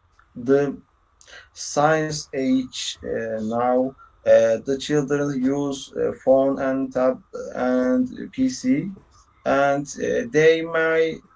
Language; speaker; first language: English; non-native, learner; Turkish